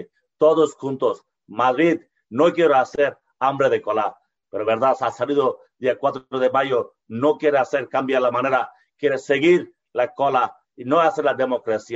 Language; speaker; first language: Spanish; non-native, learner; Bangla